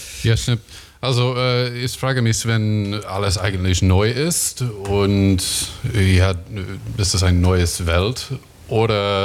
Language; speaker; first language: German; non-native, learner; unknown